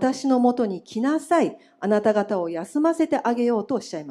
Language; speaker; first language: Japanese; native; Japanese